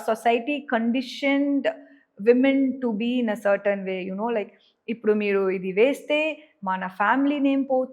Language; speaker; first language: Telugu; non-native, learner; Tamil